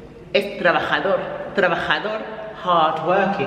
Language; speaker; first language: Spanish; non-native, fluent; English